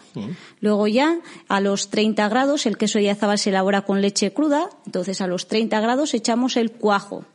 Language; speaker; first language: Spanish; native; Spanish